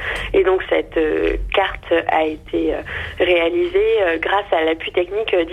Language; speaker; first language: French; native; French